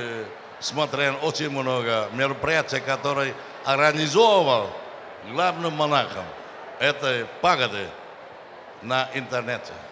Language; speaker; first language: Russian; non-native, fluent; Vietnamese